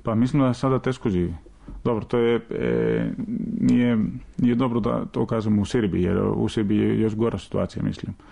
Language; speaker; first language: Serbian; non-native, fluent; Greek